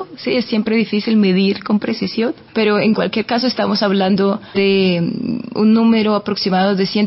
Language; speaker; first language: Spanish; non-native, fluent; Russian